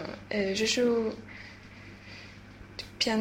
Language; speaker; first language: French; non-native, learner; Swedish